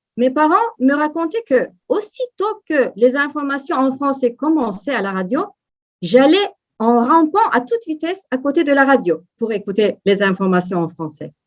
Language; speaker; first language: French; non-native, fluent; Turkish